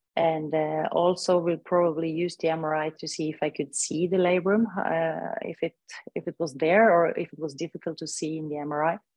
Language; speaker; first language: English; non-native, fluent; Norwegian